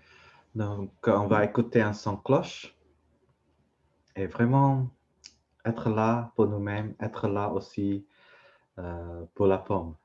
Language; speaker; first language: French; non-native, fluent; Vietnamese